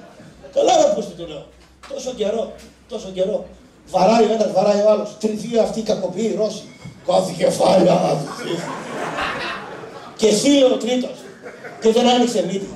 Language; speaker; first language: Greek; native; Greek